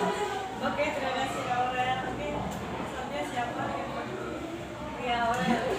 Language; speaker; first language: Indonesian; native; Indonesian